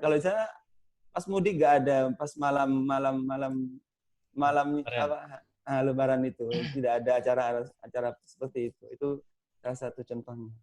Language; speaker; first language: Indonesian; non-native, fluent; Thai